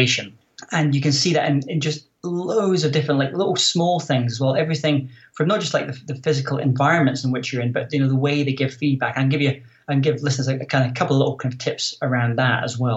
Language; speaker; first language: English; native; English